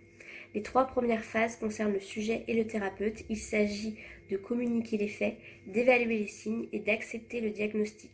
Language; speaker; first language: French; native; French